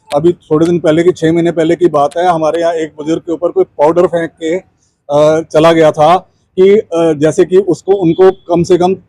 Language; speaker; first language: Hindi; non-native, local second language; Punjabi